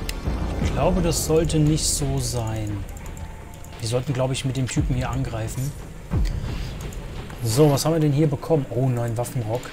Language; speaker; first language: German; native; German